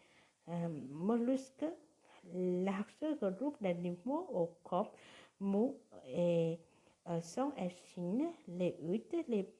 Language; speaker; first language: French; non-native, learner; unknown